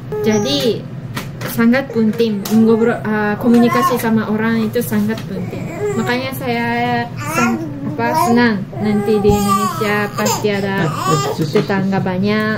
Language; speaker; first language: Indonesian; non-native, learner; Japanese